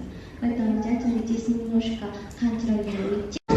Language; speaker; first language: Russian; non-native, fluent; Korean